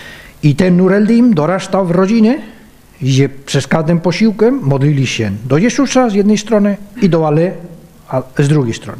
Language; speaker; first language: Polish; non-native, fluent; Spanish